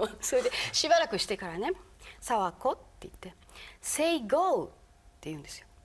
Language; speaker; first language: Japanese; native; Japanese